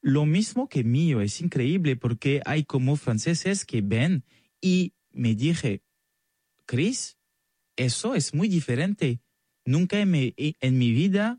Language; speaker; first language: Spanish; non-native, fluent; French